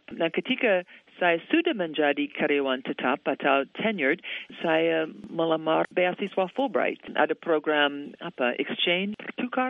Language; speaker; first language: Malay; non-native, fluent; English